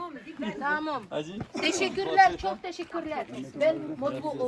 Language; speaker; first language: Turkish; non-native, learner; Russian